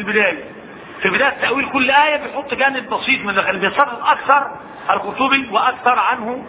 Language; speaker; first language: Arabic; native; Arabic